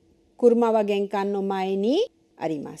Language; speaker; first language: Japanese; non-native, fluent; Hindi